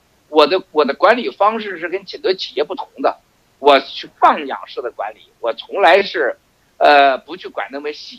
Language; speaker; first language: Chinese; native; Chinese